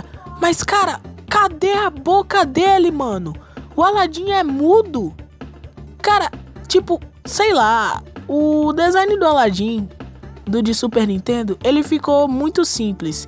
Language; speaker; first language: Portuguese; native; Portuguese